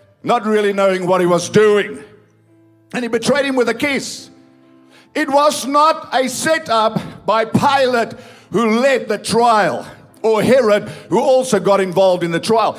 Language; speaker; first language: English; non-native, local second language; Afrikaans